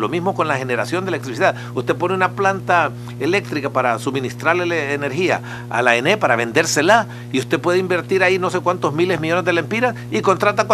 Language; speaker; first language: Spanish; native; Spanish